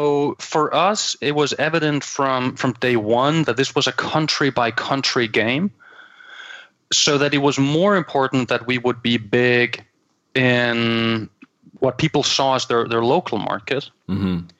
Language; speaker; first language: English; non-native, fluent; Danish